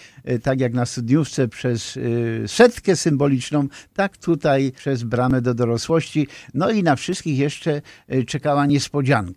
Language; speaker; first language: Polish; native; Polish